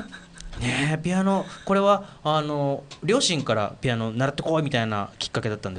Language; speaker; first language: Japanese; native; Japanese